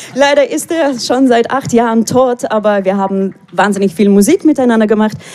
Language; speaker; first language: German; non-native, fluent; Russian